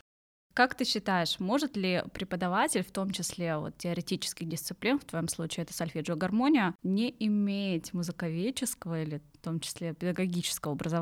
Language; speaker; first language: Russian; native; Russian